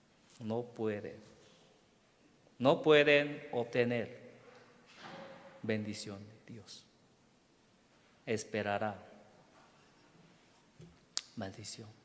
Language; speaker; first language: Spanish; non-native, learner; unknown